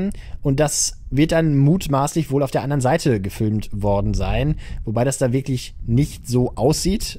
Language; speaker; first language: German; native; German